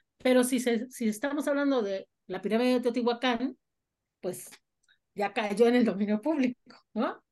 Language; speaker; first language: Spanish; native; Spanish